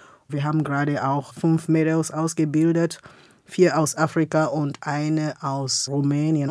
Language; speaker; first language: German; non-native, fluent; Igbo